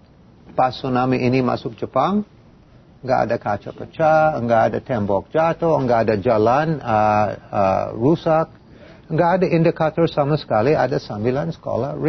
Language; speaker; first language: Indonesian; non-native, fluent; English